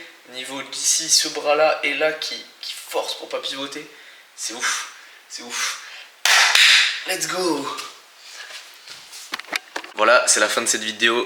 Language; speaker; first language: French; native; French